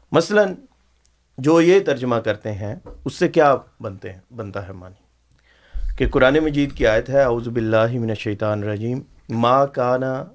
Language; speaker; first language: Urdu; native; Urdu